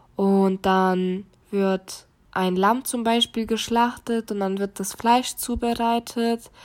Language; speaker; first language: German; native; German